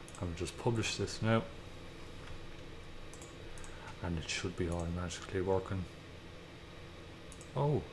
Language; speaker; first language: English; native; English